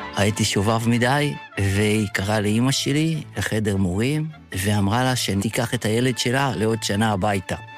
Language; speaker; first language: Hebrew; early bilingual, other home language; Yiddish